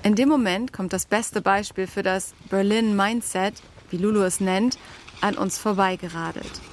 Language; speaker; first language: German; native; German